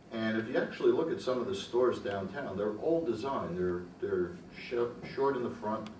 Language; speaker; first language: English; native; English